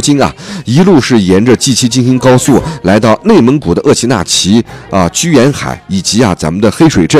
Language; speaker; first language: Chinese; native; Chinese